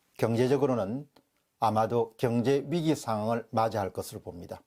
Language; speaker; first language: Korean; native; Korean